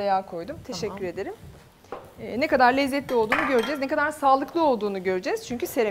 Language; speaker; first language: Turkish; native; Turkish